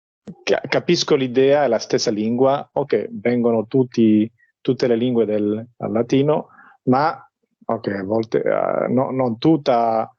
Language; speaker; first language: Italian; non-native, fluent; Spanish